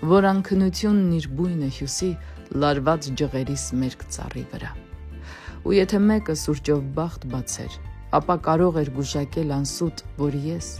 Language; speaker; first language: Armenian; native; Armenian